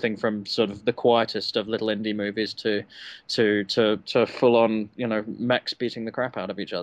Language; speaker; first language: English; native; English